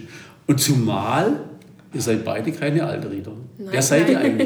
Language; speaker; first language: German; native; German